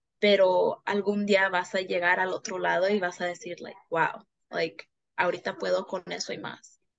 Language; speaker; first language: Spanish; early bilingual, heritage; Spanish